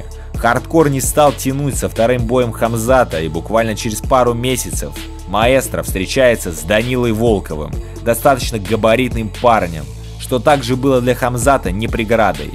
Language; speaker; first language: Russian; native; Russian